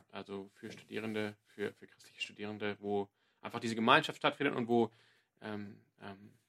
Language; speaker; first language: German; non-native, fluent; English